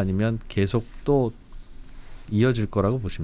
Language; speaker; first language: Korean; native; Korean